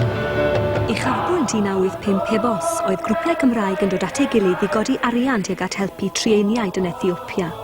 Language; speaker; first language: Welsh; native; Welsh